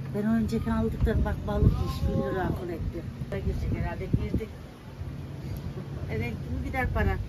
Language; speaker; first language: Turkish; native; Turkish